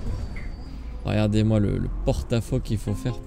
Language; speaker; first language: French; native; French